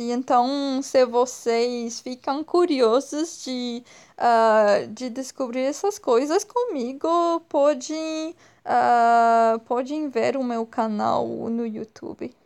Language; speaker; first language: Portuguese; non-native, fluent; French